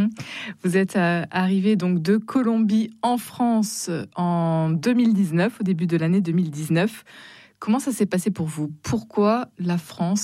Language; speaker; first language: French; native; French